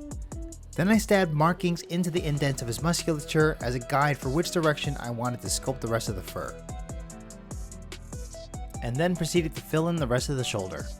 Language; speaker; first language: English; native; English